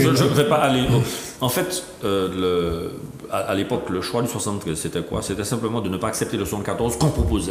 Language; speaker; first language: French; native; French